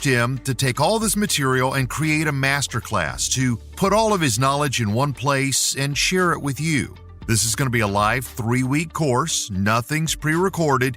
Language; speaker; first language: English; native; English